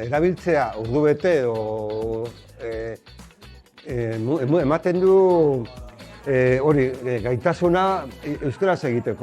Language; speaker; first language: Basque; non-native, local second language; Spanish